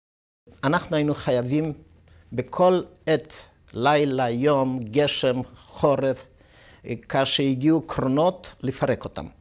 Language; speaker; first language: Hebrew; non-native, fluent; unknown